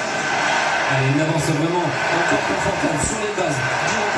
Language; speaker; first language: French; native; French